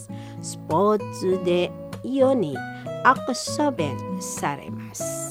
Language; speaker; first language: Japanese; non-native, fluent; Indonesian